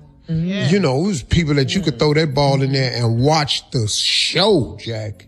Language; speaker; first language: English; native; English